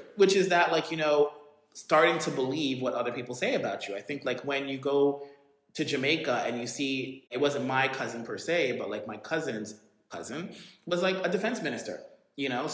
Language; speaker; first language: English; native; English